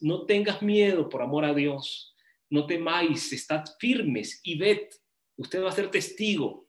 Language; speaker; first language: Spanish; native; Spanish